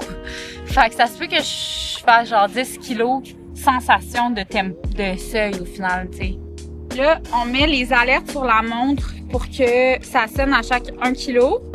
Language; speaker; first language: French; native; French